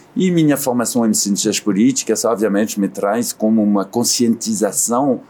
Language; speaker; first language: Portuguese; non-native, fluent; French